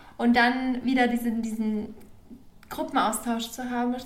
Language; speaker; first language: German; native; German